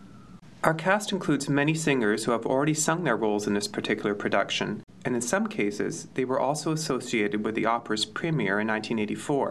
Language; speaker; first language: English; native; English